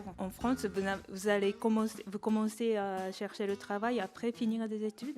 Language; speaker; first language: French; non-native, fluent; Japanese